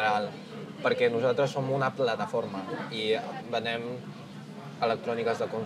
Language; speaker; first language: Catalan; early bilingual, other home language; Chinese